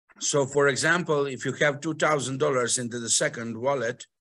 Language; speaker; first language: English; non-native, fluent; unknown